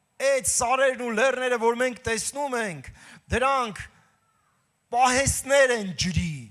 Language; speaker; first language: Armenian; native; Armenian